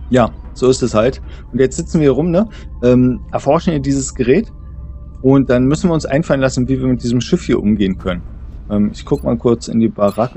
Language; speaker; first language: German; native; German